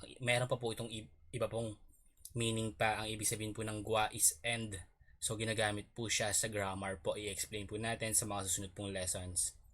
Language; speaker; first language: Filipino; native; Filipino